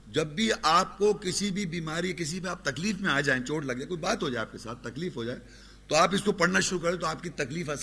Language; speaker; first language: Urdu; native; Urdu